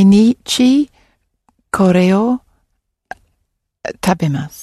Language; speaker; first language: Japanese; non-native, learner; English